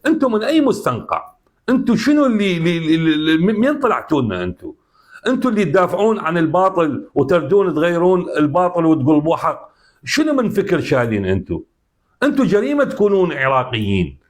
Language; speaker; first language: Arabic; native; Arabic